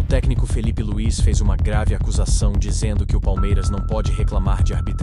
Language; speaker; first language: Portuguese; native; Portuguese